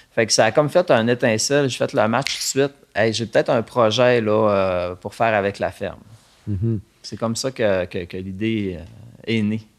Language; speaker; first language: French; native; French